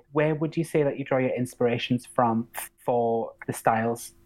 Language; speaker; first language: English; native; English